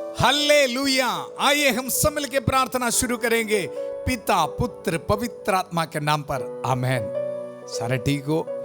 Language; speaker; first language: Hindi; non-native, local second language; Malayalam